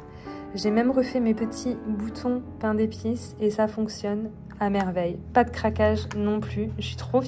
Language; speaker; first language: French; native; French